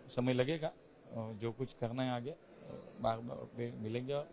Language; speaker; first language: Hindi; non-native, local second language; Marathi